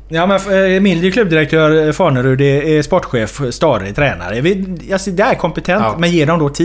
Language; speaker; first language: Swedish; native; Swedish